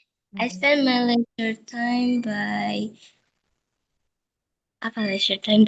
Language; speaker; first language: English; non-native, learner; Indonesian